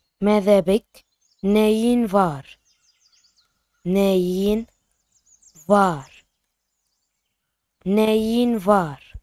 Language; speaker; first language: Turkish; non-native, fluent; Arabic